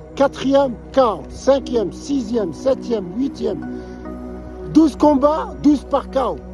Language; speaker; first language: French; non-native, local second language; Arabic